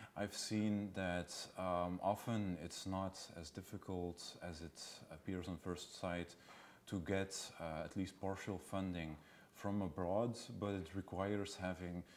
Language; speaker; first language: English; non-native, fluent; Dutch